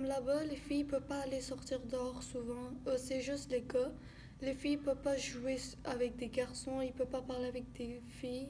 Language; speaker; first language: French; early bilingual, other home language; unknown